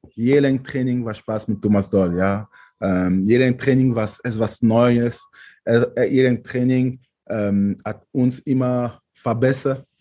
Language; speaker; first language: German; non-native, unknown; French